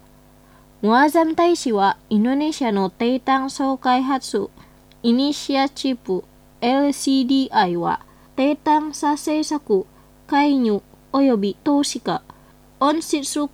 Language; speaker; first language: Japanese; non-native, fluent; Indonesian